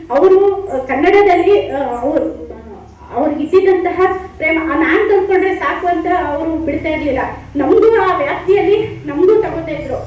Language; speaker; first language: Kannada; non-native, local second language; Urdu